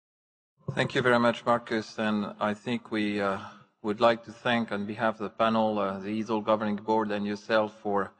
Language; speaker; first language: English; non-native, fluent; French